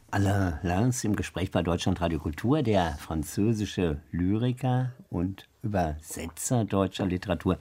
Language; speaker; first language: German; native; German